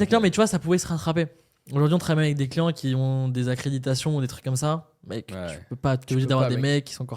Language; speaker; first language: French; native; French